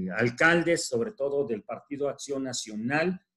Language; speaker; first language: Spanish; native; Spanish